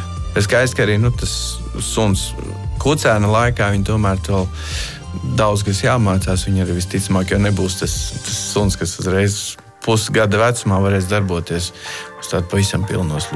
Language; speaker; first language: Latvian; native; Latvian